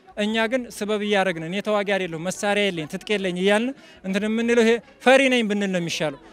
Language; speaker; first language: Amharic; native; Amharic